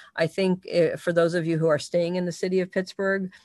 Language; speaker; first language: English; native; English